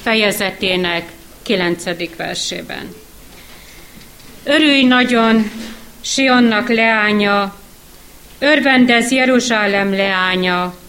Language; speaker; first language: Hungarian; native; Hungarian